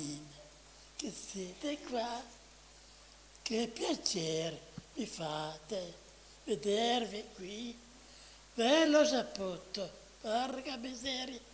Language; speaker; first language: Italian; non-native, fluent; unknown